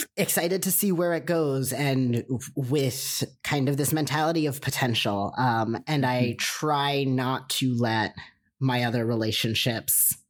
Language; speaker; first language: English; native; English